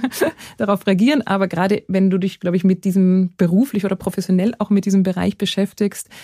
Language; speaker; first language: German; native; German